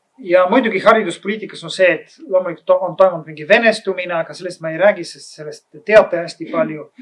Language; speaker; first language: Estonian; non-native, fluent; Bulgarian